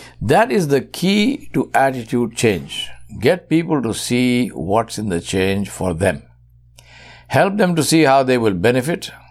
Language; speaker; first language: English; non-native, local second language; Urdu